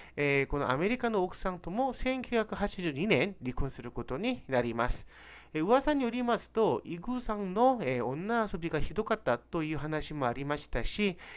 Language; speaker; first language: Japanese; non-native, fluent; Korean